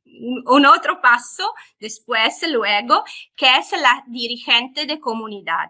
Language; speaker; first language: Spanish; non-native, fluent; Italian